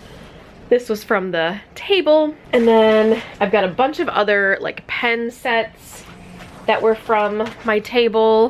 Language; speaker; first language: English; native; English